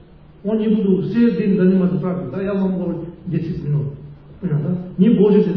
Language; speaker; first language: Russian; non-native, learner; Tibetan